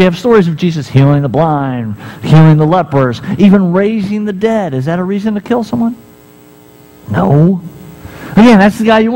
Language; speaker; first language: English; native; English